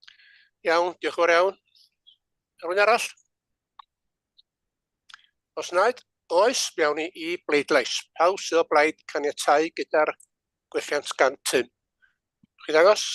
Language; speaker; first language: Welsh; native; Welsh